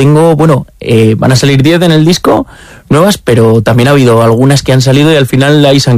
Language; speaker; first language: Spanish; native; Spanish